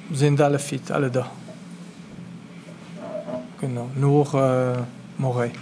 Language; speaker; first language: German; non-native, local second language; French